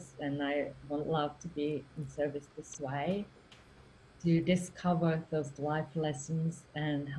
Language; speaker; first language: English; non-native, fluent; Finnish